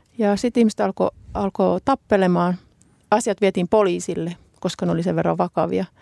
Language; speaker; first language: Finnish; native; Finnish